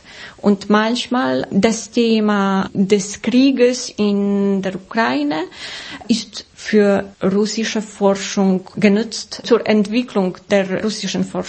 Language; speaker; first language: German; non-native, fluent; Polish